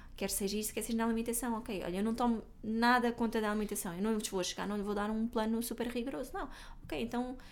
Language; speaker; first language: Portuguese; native; Portuguese